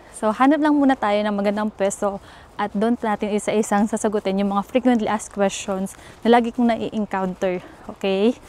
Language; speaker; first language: Filipino; native; Filipino